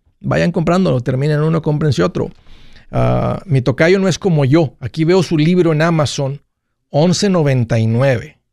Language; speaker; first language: Spanish; early bilingual, heritage; Spanish